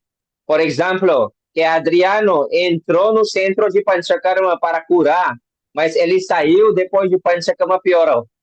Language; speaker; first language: Portuguese; non-native, learner; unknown